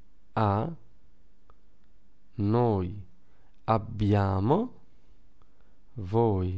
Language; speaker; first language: Italian; non-native, fluent; English